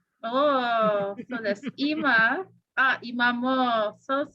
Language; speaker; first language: Japanese; non-native, fluent; English